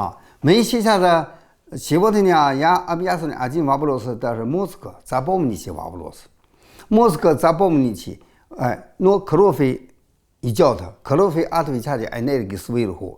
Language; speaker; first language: Russian; non-native, learner; Chinese